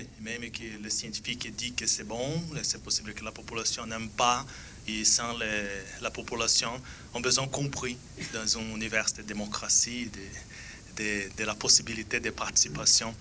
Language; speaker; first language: French; non-native, fluent; Portuguese